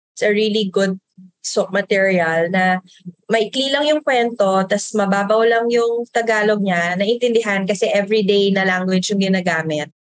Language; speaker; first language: Filipino; early bilingual, other home language; Waray